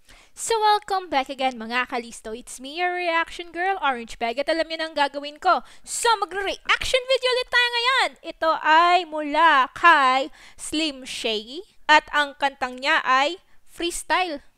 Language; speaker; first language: Filipino; non-native, local second language; Waray